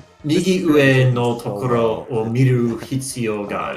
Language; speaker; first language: Japanese; non-native, learner; English